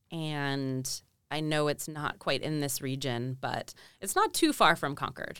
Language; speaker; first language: English; native; English